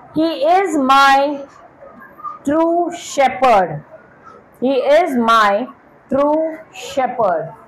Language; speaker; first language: English; non-native, local second language; Marathi